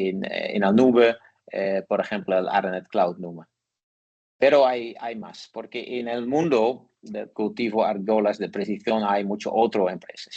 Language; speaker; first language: Spanish; non-native, learner; Dutch